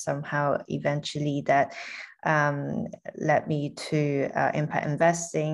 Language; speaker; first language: English; non-native, local second language; Cantonese